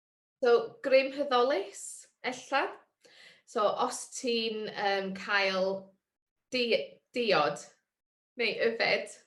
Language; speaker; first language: Welsh; non-native, learner; English